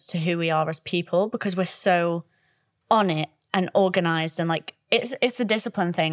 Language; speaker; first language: English; native; English